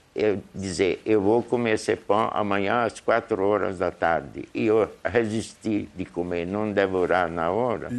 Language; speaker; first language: Portuguese; early bilingual, other home language; Hungarian